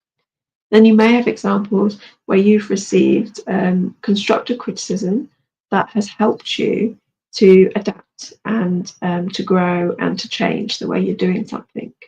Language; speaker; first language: English; native; English